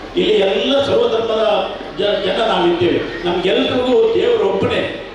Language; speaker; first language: Kannada; non-native, local second language; Tulu